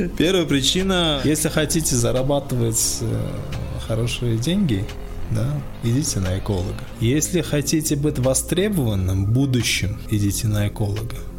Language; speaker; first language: Russian; non-native, local second language; Tajik